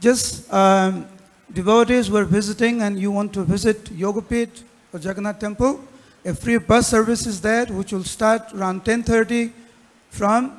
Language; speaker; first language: English; non-native, local second language; Bangla